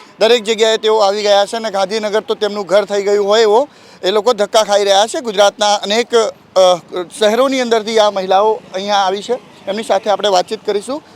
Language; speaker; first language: Gujarati; native; Gujarati